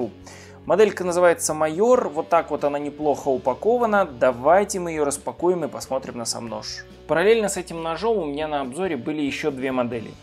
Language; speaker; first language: Russian; native; Russian